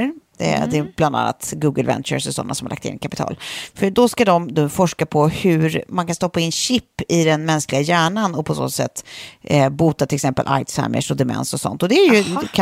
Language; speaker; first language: Swedish; native; Swedish